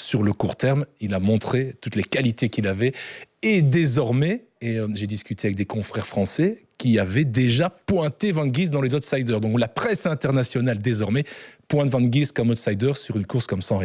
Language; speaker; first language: French; native; French